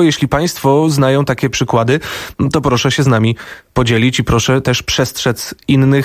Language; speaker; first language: Polish; native; Polish